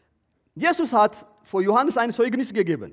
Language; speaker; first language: German; non-native, learner; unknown